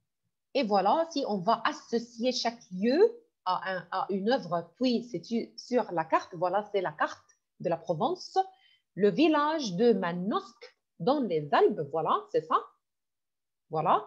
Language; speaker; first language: French; non-native, fluent; Arabic